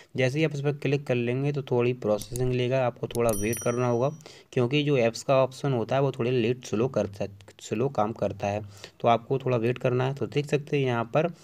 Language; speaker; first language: Hindi; native; Hindi